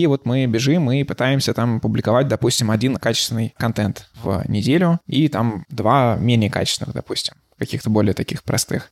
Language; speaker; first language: Russian; native; Russian